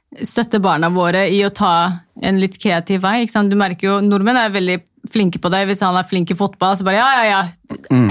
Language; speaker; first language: Norwegian; non-native, local second language; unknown